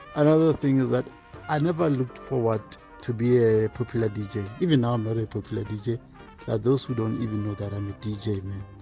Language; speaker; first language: English; non-native, local second language; Northern Sotho